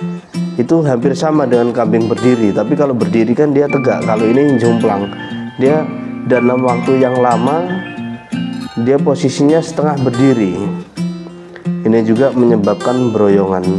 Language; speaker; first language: Indonesian; non-native, local second language; Javanese